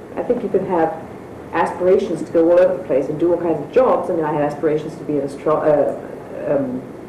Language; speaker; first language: English; native; English